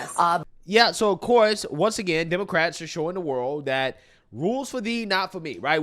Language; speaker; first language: English; native; English